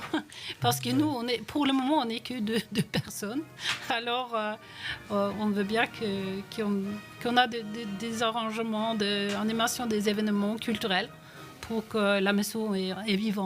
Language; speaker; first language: French; non-native, fluent; Norwegian